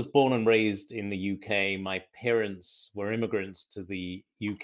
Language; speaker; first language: English; native; English